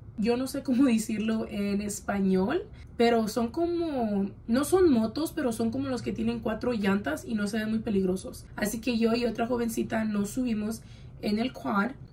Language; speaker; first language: Spanish; early bilingual, heritage; Spanish